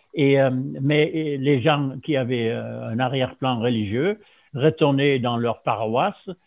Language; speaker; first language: French; non-native, fluent; German